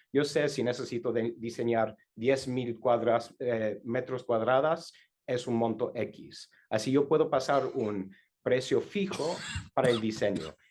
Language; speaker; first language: Spanish; non-native, learner; English